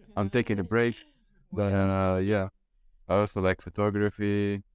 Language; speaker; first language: English; non-native, fluent; Arabic